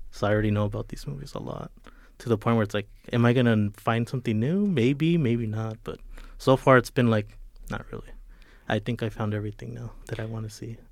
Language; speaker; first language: English; early bilingual, other home language; Spanish